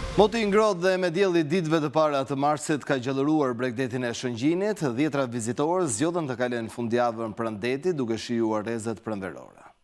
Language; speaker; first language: Albanian; native; Albanian